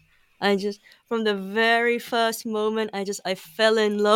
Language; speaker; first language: English; native; English